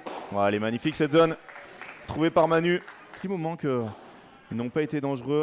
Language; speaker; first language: French; native; French